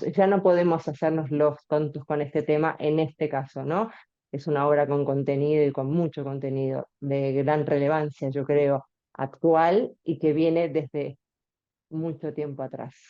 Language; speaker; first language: Spanish; native; Spanish